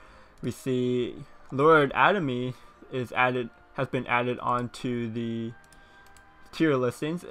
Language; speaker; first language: English; native; English